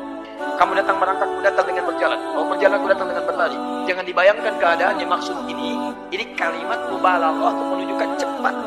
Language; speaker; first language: Indonesian; native; Indonesian